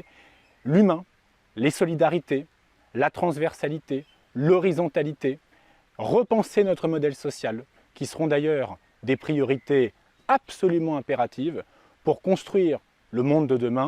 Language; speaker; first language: French; native; French